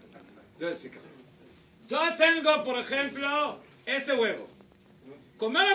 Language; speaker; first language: Spanish; non-native, learner; Hebrew